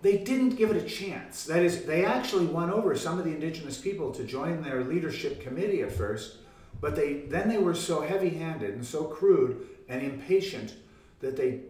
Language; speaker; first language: English; native; English